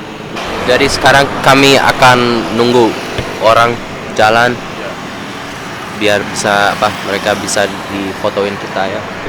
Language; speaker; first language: Indonesian; early bilingual, other home language; English